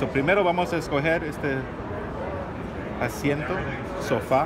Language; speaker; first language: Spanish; early bilingual, heritage; Spanish